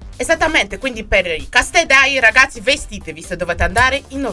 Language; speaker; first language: Italian; native; Italian